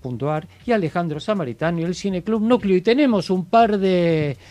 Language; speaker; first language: Spanish; native; Spanish